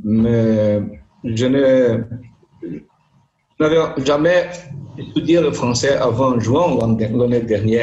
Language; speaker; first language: French; non-native, learner; Portuguese